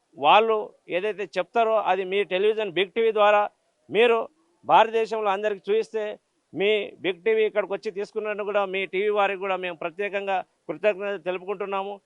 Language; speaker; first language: Telugu; non-native, local second language; Lambadi